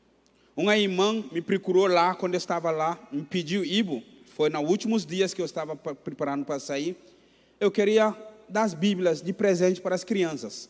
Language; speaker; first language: Portuguese; non-native, fluent; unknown